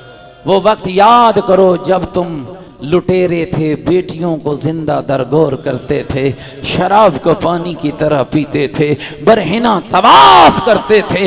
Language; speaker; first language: Urdu; native; Urdu